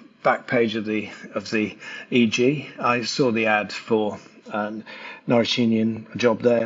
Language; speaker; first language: English; native; English